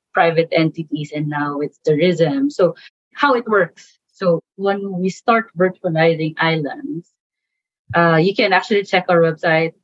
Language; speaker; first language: English; non-native, local second language; Cebuano